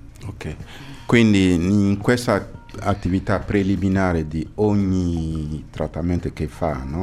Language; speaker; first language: Italian; non-native, fluent; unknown